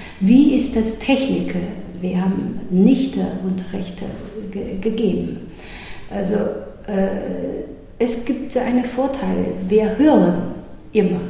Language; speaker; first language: German; non-native, learner; Chinese